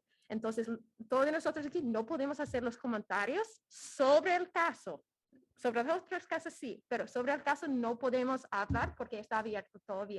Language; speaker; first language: Spanish; non-native, fluent; English